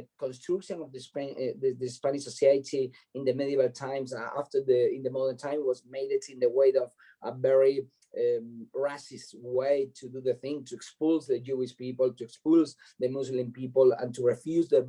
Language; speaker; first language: English; non-native, fluent; Spanish